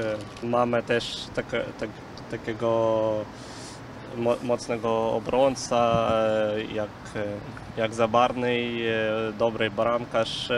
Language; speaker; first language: Polish; non-native, learner; Ukrainian